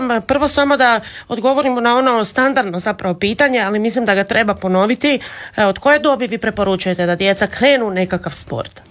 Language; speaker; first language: Serbian; native; Serbian